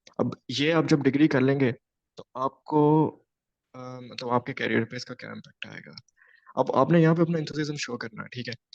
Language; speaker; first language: Urdu; non-native, local second language; Punjabi